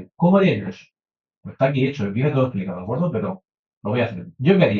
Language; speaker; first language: Spanish; native; Spanish